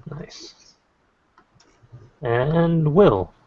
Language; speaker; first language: English; native; English